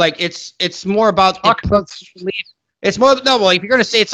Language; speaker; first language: English; native; English